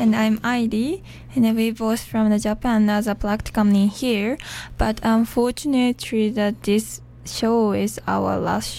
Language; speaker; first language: English; non-native, learner; Japanese